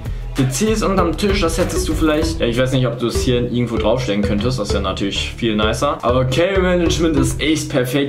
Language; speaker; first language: German; native; German